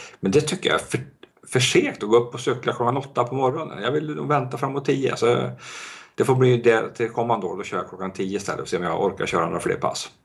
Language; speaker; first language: Swedish; native; Swedish